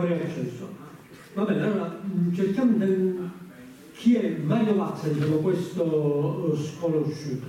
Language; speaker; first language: Italian; native; Italian